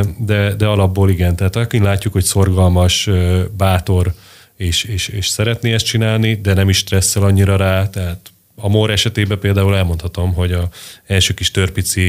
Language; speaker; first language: Hungarian; native; Hungarian